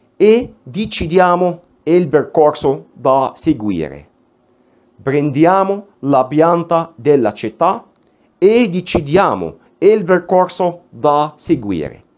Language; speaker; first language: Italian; non-native, fluent; Arabic